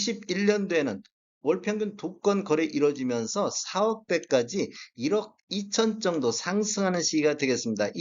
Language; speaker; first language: Korean; native; Korean